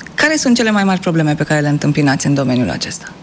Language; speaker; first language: Romanian; native; Romanian